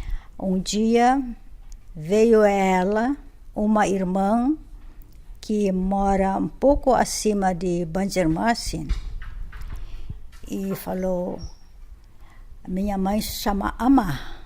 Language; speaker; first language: Portuguese; non-native, fluent; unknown